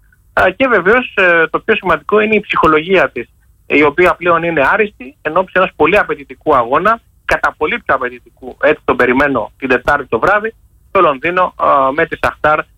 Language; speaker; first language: Greek; native; Greek